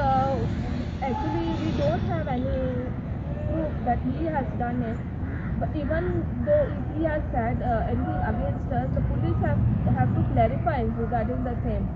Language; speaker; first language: English; non-native, local second language; Hindi